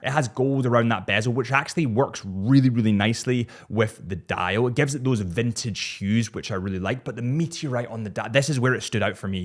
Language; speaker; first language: English; native; English